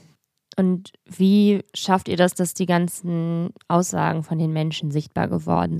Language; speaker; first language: German; native; German